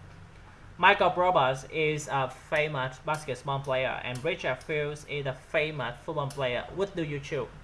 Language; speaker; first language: English; non-native, learner; Vietnamese